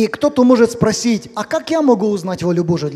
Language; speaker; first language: Polish; non-native, learner; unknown